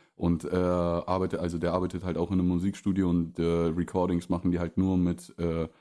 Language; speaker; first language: German; early bilingual, other home language; Russian